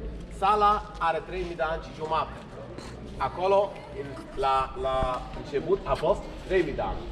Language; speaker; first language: Romanian; non-native, learner; Arabic